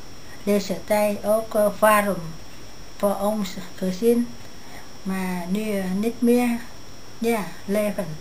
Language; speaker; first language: Dutch; non-native, learner; Vietnamese